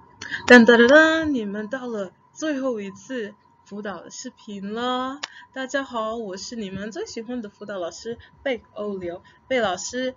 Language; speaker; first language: Chinese; non-native, fluent; English